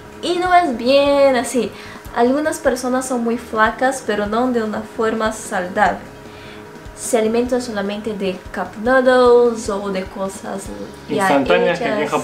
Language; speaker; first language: Spanish; non-native, fluent; Portuguese